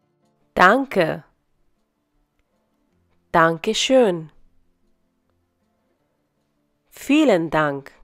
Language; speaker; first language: German; non-native, fluent; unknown